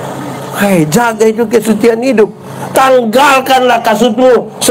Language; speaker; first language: Malay; native; Malay